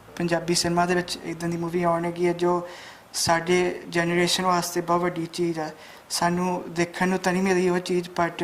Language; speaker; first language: Punjabi; early bilingual, heritage; Punjabi